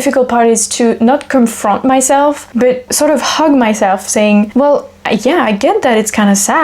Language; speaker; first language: English; non-native, fluent; French